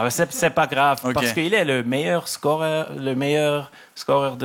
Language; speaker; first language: French; non-native, local second language; German